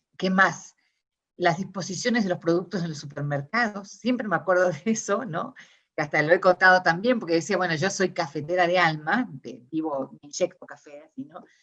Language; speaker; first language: Spanish; native; Spanish